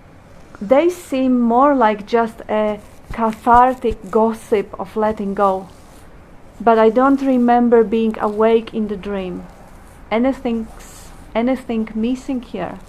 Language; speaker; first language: English; non-native, fluent; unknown